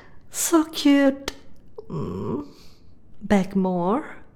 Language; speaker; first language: English; non-native, fluent; Italian